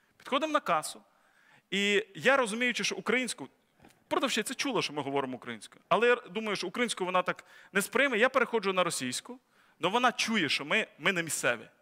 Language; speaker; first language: Ukrainian; native; Ukrainian